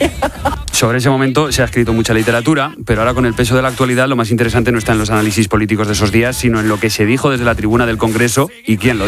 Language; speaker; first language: Spanish; native; Spanish